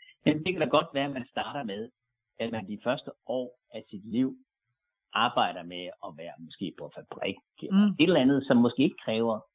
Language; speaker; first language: Danish; native; Danish